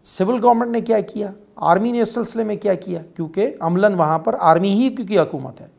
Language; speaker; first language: Urdu; non-native, local second language; Pashto